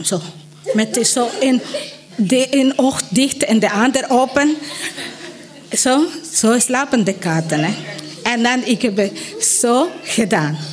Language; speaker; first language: Dutch; non-native, learner; Spanish